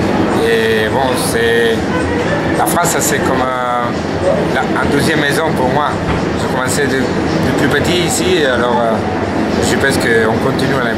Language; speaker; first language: French; non-native, fluent; Spanish